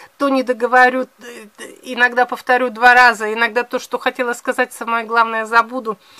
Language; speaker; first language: Russian; native; Russian